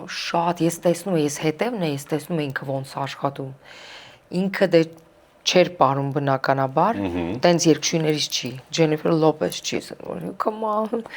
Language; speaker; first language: Armenian; early bilingual, heritage; Armenian